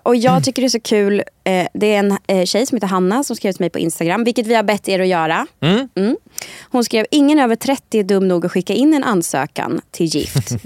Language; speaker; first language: Swedish; native; Swedish